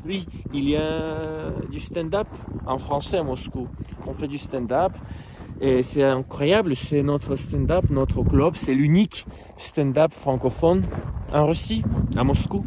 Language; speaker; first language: French; non-native, fluent; Russian